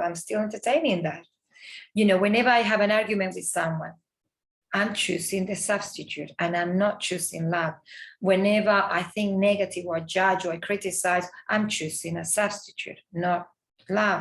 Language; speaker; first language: English; non-native, fluent; Spanish